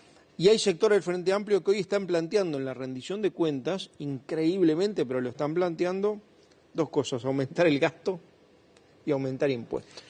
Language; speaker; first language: Spanish; native; Spanish